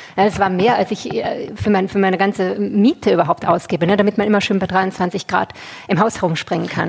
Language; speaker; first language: German; native; German